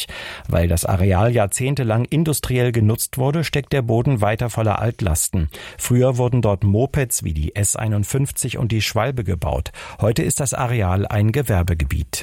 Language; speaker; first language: German; native; German